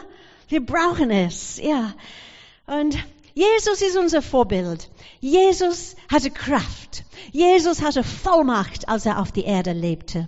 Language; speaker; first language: German; non-native, fluent; English